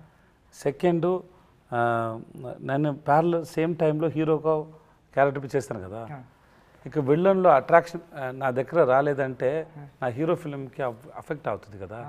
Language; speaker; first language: Telugu; non-native, learner; Tamil